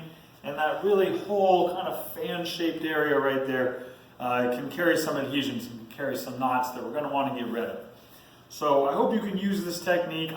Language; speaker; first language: English; native; English